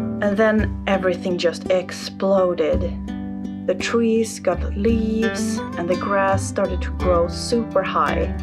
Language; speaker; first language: English; non-native, fluent; Swedish